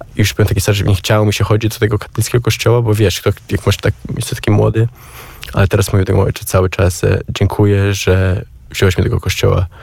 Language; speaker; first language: Polish; early bilingual, heritage; Polish